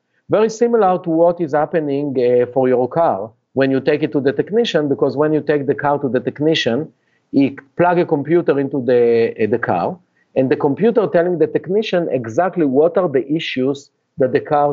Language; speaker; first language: English; non-native, fluent; Hebrew